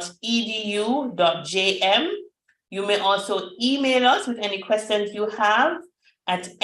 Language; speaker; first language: English; native; English